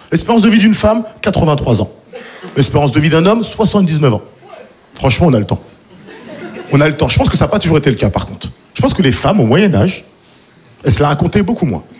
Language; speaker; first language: French; native; French